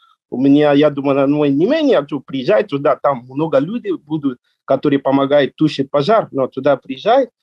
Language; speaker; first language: Russian; non-native, learner; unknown